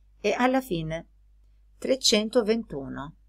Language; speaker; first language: Italian; non-native, fluent; Albanian